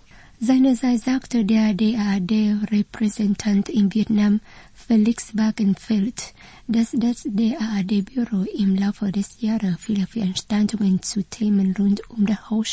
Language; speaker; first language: German; non-native, fluent; Vietnamese